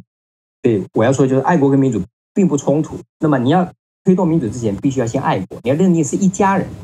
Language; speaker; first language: Chinese; native; Chinese